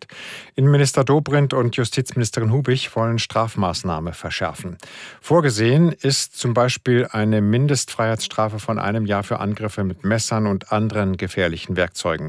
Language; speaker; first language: German; native; German